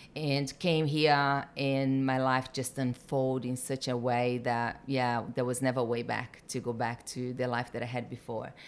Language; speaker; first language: English; non-native, fluent; Portuguese